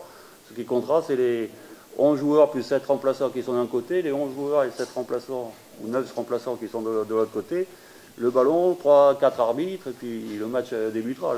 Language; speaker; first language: French; native; French